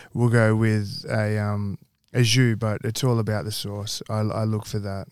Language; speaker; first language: English; native; English